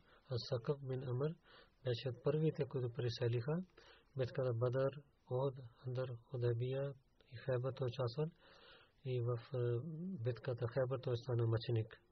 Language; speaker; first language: Bulgarian; non-native, learner; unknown